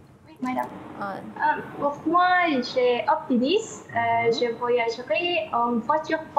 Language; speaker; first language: French; non-native, learner; Malay